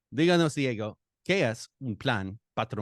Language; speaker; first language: Spanish; non-native, fluent; English